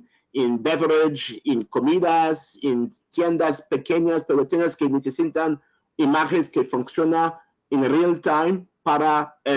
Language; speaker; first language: Spanish; non-native, learner; French